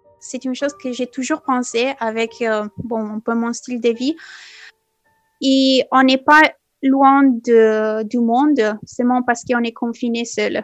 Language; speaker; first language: French; non-native, fluent; Italian